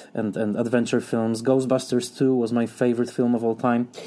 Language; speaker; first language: English; non-native, fluent; Polish